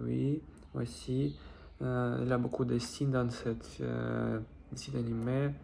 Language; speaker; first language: French; non-native, learner; Russian